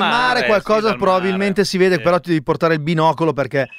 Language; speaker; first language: Italian; native; Italian